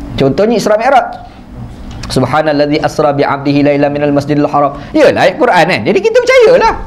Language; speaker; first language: Malay; native; Malay